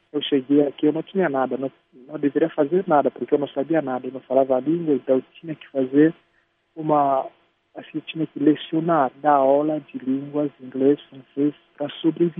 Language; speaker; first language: Portuguese; non-native, fluent; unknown